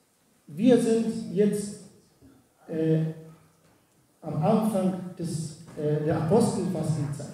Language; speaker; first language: German; non-native, fluent; Arabic